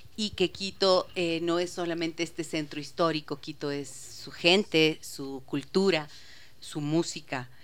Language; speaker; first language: Spanish; native; Spanish